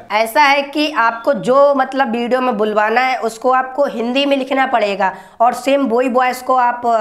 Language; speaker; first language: Hindi; native; Hindi